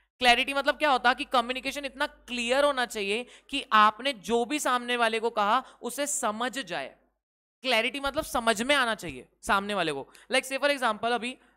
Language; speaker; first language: Hindi; native; Hindi